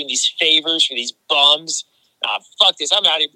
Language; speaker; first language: English; native; English